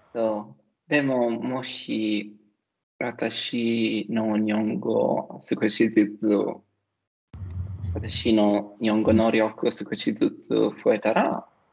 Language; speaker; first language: Japanese; non-native, learner; Italian